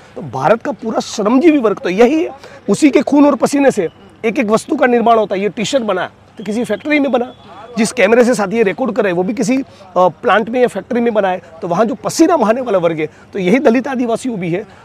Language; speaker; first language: Hindi; non-native, local second language; Gujarati